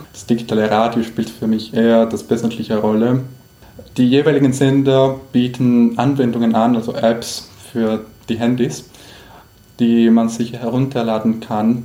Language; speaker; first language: German; non-native, fluent; Spanish